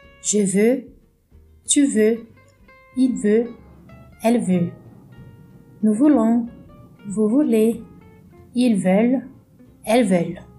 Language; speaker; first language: French; non-native, fluent; Portuguese